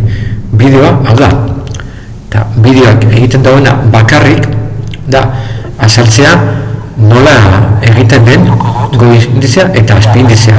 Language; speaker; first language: Basque; non-native, local second language; Spanish